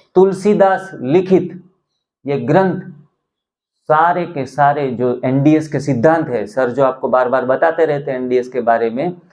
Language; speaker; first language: Hindi; non-native, local second language; Gujarati